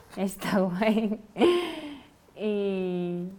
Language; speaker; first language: Spanish; non-native, fluent; Wolof